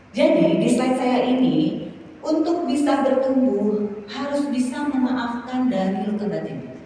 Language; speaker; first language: Indonesian; native; Indonesian